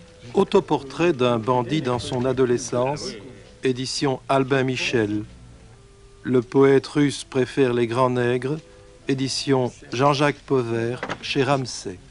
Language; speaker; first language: French; native; French